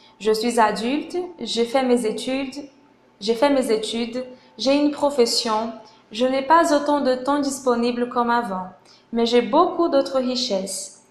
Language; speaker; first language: French; non-native, fluent; Portuguese